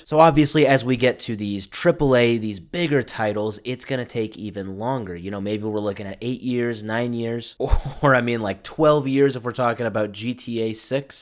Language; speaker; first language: English; native; English